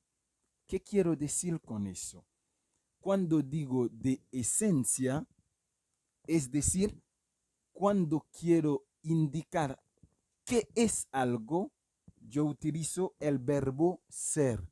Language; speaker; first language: Spanish; non-native, fluent; Haitian Creole